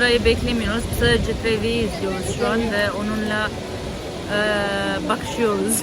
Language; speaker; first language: Turkish; non-native, fluent; Albanian